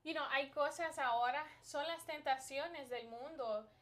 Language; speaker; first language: Spanish; early bilingual, other home language; English